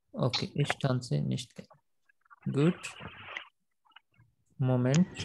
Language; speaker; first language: German; non-native, fluent; Urdu